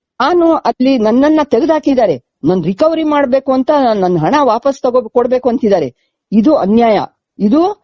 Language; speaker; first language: Kannada; non-native, local second language; Lambadi